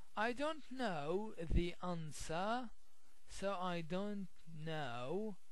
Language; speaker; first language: English; non-native, fluent; Arabic